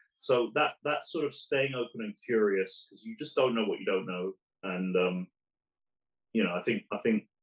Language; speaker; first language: English; early bilingual, other home language; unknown